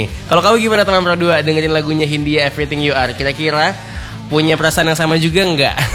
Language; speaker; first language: Indonesian; native; Indonesian